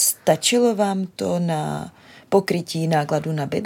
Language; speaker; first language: Czech; native; Czech